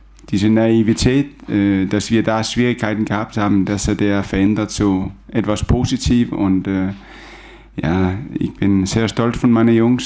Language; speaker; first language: German; non-native, fluent; Danish